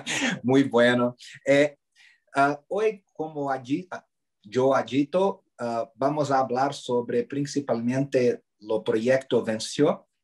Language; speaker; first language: Spanish; non-native, learner; Portuguese